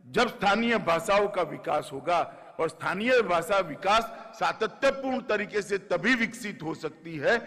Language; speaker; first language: Hindi; non-native, local second language; Gujarati